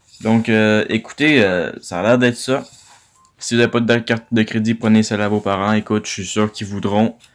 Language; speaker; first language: French; native; French